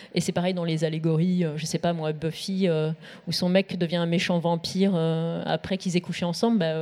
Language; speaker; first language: French; native; French